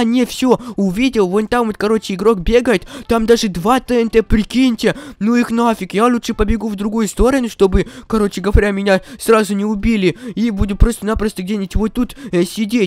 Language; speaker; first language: Russian; native; Russian